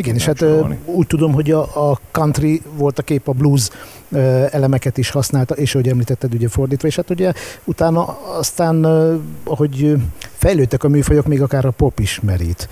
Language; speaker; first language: Hungarian; native; Hungarian